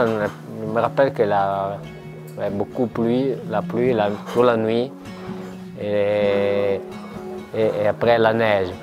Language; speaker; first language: French; non-native, learner; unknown